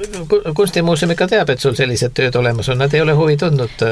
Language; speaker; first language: Estonian; native; Estonian